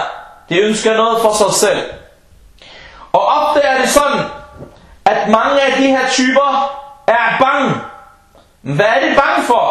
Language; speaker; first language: Danish; non-native, fluent; Arabic